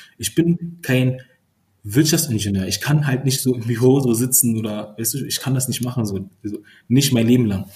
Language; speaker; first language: German; early bilingual, other home language; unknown